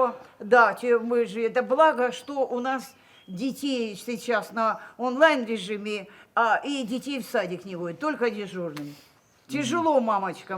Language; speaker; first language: Russian; native; Russian